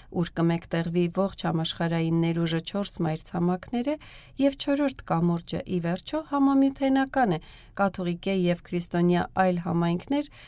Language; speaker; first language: Armenian; early bilingual, heritage; Armenian